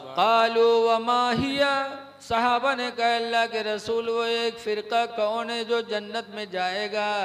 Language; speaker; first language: Hindi; native; Hindi